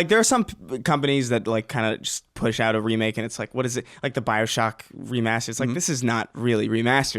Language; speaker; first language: English; native; English